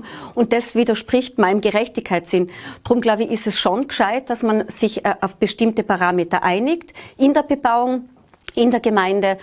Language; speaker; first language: German; native; German